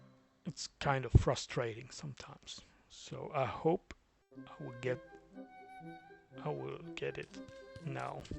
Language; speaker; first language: English; non-native, fluent; German